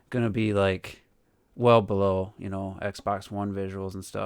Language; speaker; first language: English; native; English